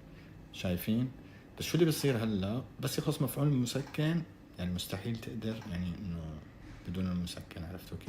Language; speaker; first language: Arabic; native; Arabic